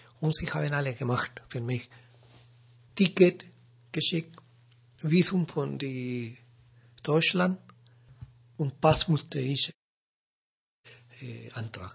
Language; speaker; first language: German; non-native, learner; Spanish